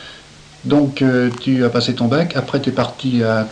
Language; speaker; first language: French; native; French